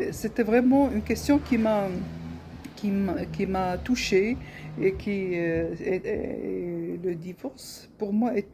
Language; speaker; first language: French; non-native, local second language; Arabic